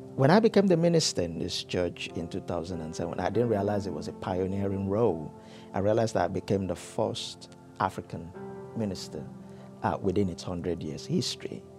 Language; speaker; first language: English; non-native, local second language; Yoruba